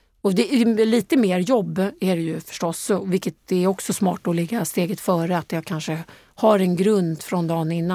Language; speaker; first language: Swedish; native; Swedish